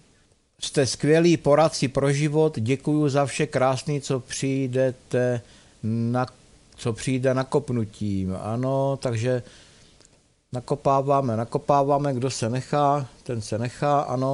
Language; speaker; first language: Czech; native; Czech